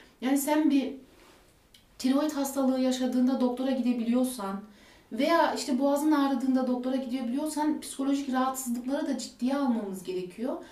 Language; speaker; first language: Turkish; early bilingual, heritage; Turkish